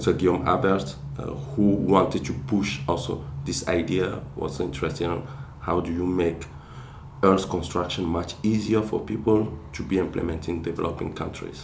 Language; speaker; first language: English; non-native, fluent; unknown